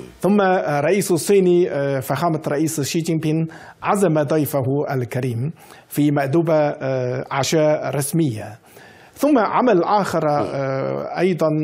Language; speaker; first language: Arabic; non-native, fluent; Chinese